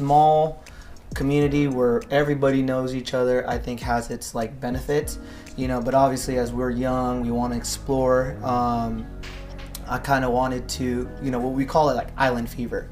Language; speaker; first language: English; native; English